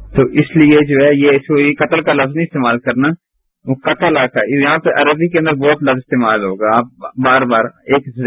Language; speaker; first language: Urdu; native; Urdu